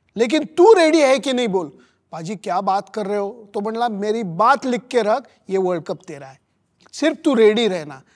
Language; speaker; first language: Hindi; non-native, local second language; Marathi